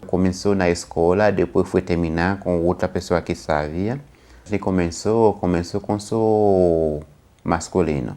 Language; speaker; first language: Portuguese; non-native, learner; Haitian Creole